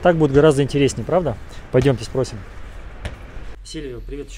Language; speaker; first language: Russian; native; Russian